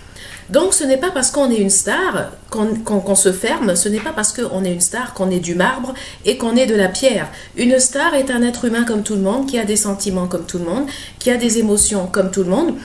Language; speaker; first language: French; native; French